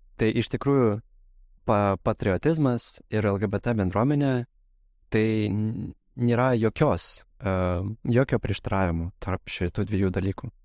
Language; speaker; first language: Lithuanian; non-native, fluent; Russian